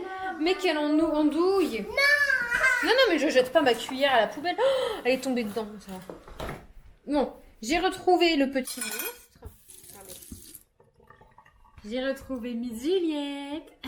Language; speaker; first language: French; native; French